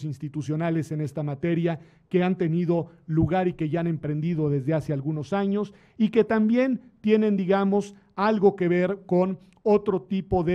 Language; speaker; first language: Spanish; native; Spanish